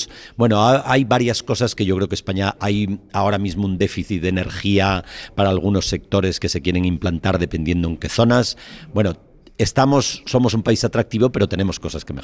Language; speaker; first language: Spanish; native; Spanish